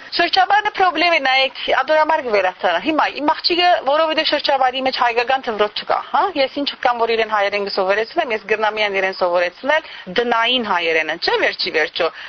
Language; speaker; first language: Armenian; early bilingual, heritage; Armenian